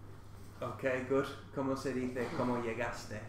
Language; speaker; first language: Spanish; non-native, fluent; English